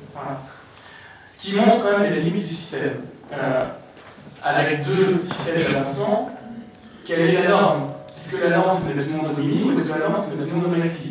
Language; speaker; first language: French; native; French